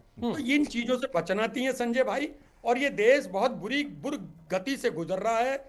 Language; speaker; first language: Hindi; native; Hindi